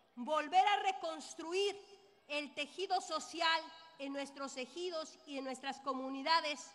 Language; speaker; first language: Spanish; native; Spanish